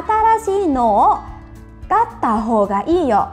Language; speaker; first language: Japanese; non-native, fluent; Vietnamese